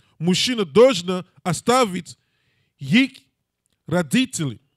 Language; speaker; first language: Russian; non-native, learner; English